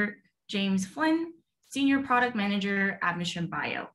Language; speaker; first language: English; native; English